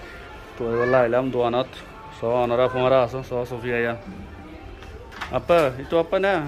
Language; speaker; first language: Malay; non-native, learner; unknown